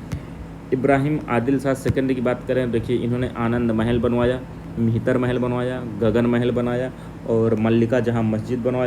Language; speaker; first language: Hindi; native; Hindi